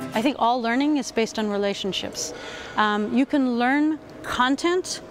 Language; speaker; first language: English; native; English